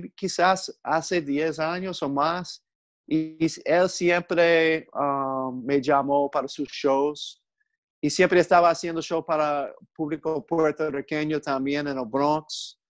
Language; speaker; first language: Spanish; non-native, learner; English